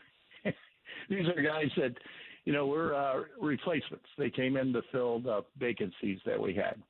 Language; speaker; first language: English; native; English